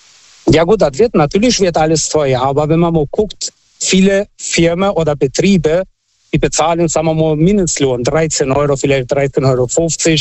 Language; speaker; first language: German; non-native, fluent; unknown